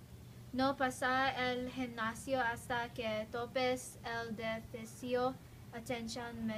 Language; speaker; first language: Spanish; non-native, learner; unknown